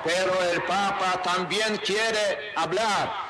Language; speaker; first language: Spanish; non-native, fluent; Polish